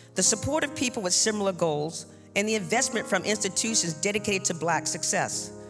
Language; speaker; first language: English; native; English